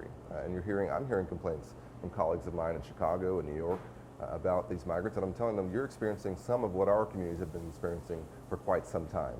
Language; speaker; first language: English; native; English